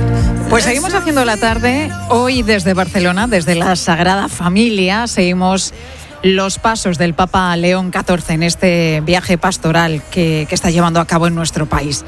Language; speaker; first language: Spanish; native; Spanish